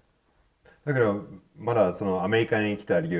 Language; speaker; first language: Japanese; non-native, fluent; English